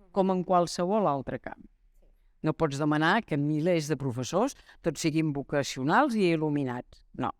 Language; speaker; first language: Catalan; native; Catalan